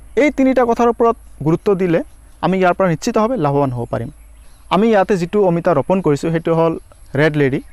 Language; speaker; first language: Assamese; non-native, local second language; Bangla